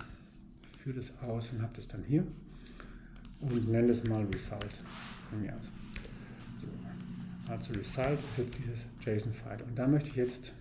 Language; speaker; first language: German; native; German